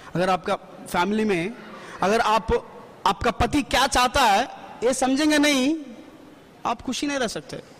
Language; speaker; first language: Hindi; non-native, local second language; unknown